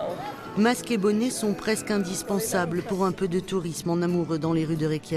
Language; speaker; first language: French; native; French